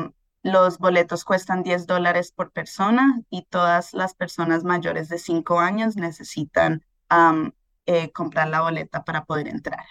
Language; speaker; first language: Spanish; early bilingual, heritage; Spanish